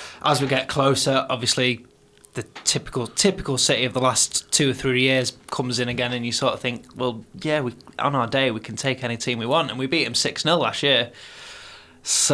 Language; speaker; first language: English; native; English